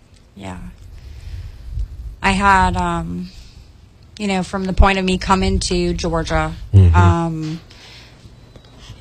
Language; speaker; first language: English; native; English